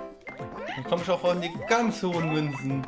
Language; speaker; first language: German; native; German